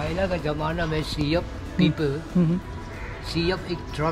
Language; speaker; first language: Hindi; non-native, local second language; Chinese